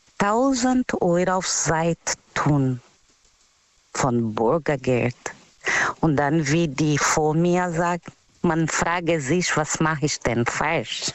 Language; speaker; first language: German; non-native, learner; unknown